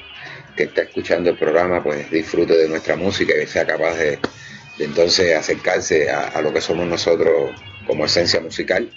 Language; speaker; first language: Spanish; native; Spanish